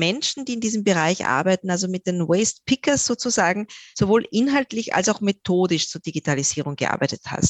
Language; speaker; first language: German; native; German